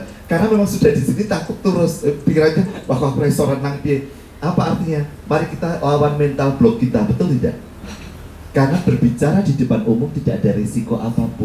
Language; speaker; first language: Indonesian; native; Indonesian